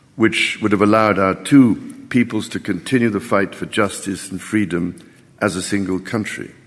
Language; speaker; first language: English; native; English